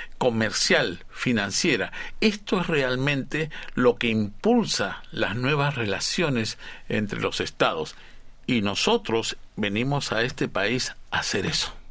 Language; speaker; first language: Spanish; native; Spanish